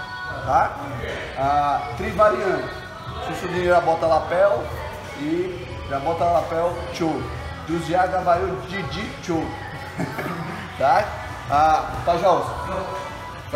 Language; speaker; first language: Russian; non-native, learner; Portuguese